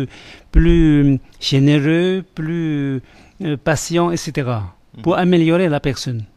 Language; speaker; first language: French; non-native, fluent; Tibetan